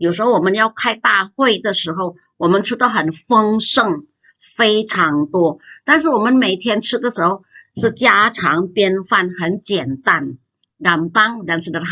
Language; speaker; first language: Chinese; non-native, fluent; Indonesian